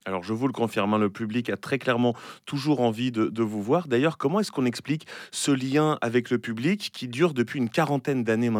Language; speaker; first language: French; native; French